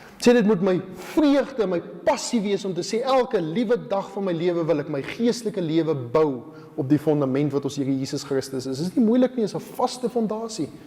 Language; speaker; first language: Afrikaans; native; Afrikaans